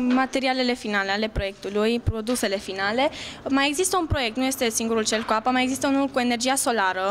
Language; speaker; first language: Romanian; native; Romanian